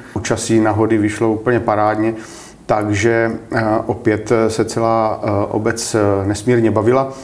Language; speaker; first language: Czech; native; Czech